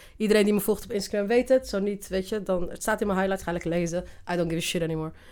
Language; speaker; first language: Dutch; early bilingual, other home language; Riffian